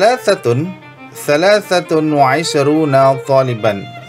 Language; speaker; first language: Arabic; non-native, fluent; Indonesian